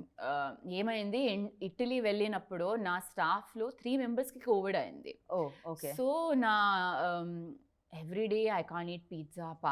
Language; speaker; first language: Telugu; non-native, learner; Tulu